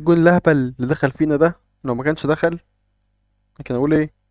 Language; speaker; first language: Arabic; native; Arabic